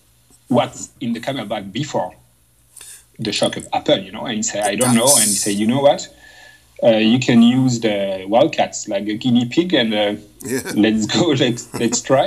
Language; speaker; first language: English; non-native, fluent; French